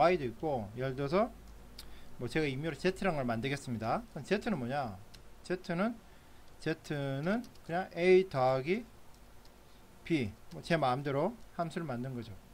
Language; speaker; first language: Korean; native; Korean